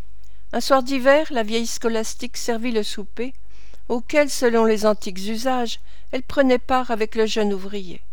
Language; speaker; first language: French; native; French